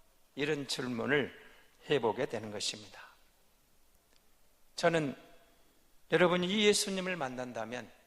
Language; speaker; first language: Korean; native; Korean